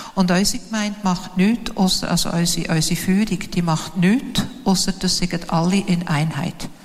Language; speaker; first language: German; native; German